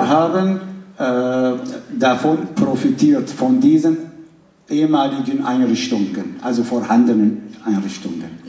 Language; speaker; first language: German; non-native, fluent; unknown